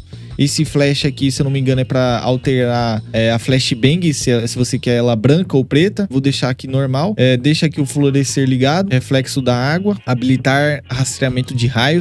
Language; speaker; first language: Portuguese; native; Portuguese